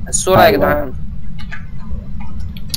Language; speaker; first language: Arabic; native; Arabic